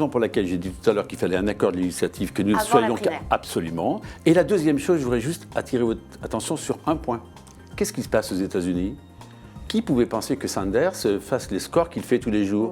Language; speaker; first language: French; native; French